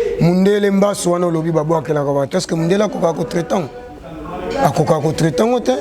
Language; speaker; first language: Lingala; non-native, local second language; Kongo